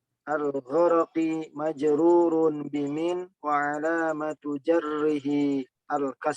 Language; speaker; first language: Arabic; non-native, learner; Indonesian